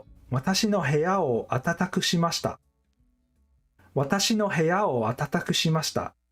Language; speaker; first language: Japanese; non-native, learner; English